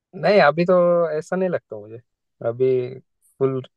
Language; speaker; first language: Hindi; non-native, local second language; Marathi